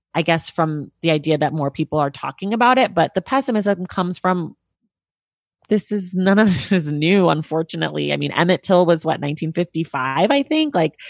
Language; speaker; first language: English; native; English